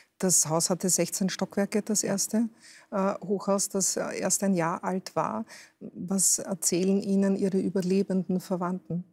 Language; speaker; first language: German; native; German